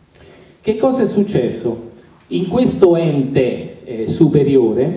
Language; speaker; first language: Italian; native; Italian